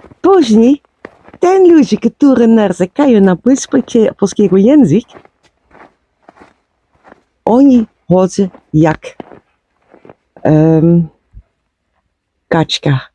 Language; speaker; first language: Polish; non-native, learner; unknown